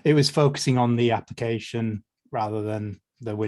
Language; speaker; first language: English; native; English